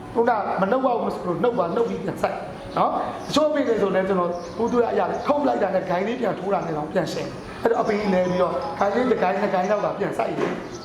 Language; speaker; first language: Burmese; native; Burmese